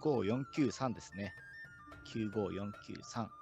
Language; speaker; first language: Japanese; native; Japanese